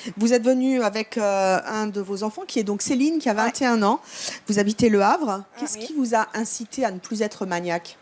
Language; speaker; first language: French; native; French